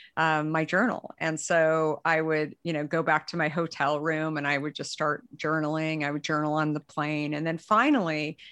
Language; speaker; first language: English; native; English